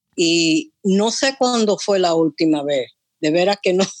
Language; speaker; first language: Spanish; early bilingual, heritage; Spanish